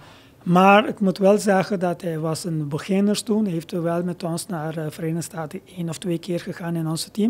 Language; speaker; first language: Dutch; non-native, local second language; Papiamento